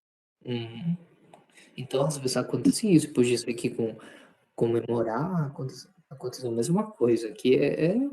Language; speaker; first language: Portuguese; non-native, fluent; Spanish